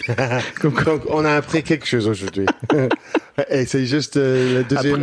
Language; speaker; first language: French; non-native, learner; English